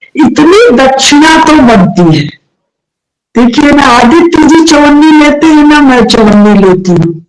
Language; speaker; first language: Hindi; native; Hindi